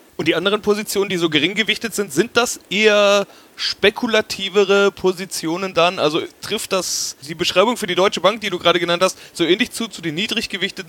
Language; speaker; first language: German; native; German